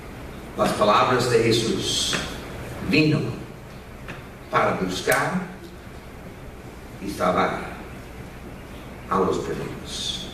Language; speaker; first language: Spanish; non-native, fluent; English